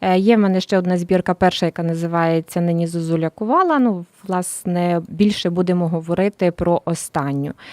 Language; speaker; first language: Ukrainian; native; Ukrainian